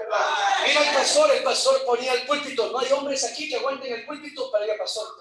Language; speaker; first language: Spanish; native; Spanish